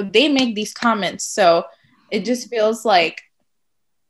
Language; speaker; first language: English; non-native, local second language; Tamil